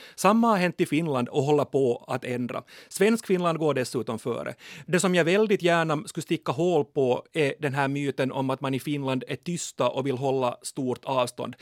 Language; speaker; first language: Swedish; native; Swedish